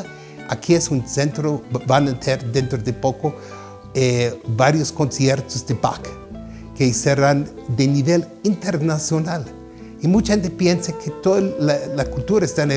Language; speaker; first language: Spanish; non-native, fluent; English